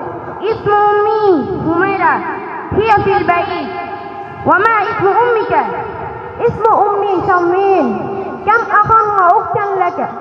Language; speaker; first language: Arabic; non-native, learner; Bangla